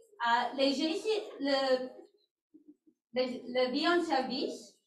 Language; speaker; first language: French; non-native, learner; English